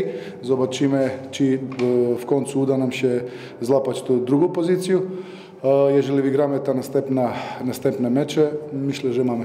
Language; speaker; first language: Polish; non-native, fluent; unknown